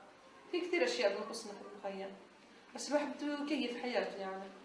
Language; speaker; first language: Arabic; native; Arabic